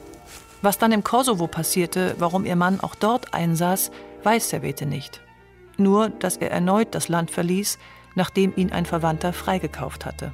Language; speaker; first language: German; native; German